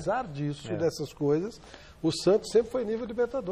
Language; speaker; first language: Portuguese; native; Portuguese